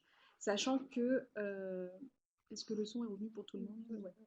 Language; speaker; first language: French; native; French